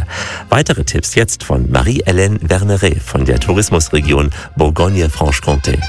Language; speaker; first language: German; native; German